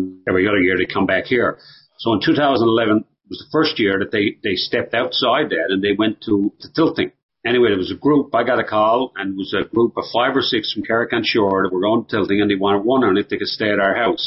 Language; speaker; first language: English; native; English